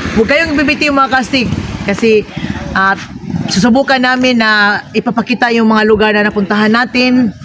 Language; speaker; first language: Filipino; non-native, local second language; Cebuano